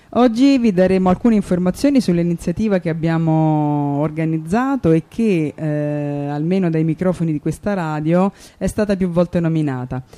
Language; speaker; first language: Italian; native; Italian